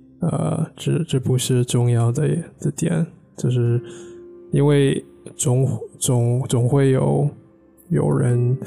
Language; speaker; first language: Chinese; non-native, fluent; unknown